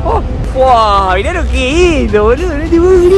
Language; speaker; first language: Spanish; native; Spanish